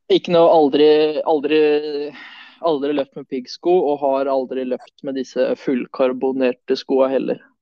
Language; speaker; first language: Norwegian; early bilingual, other home language; Swedish